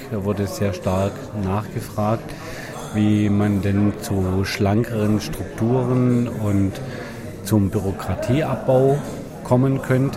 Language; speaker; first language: German; native; German